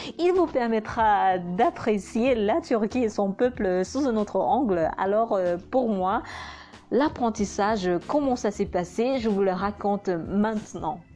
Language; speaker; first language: French; non-native, local second language; Hausa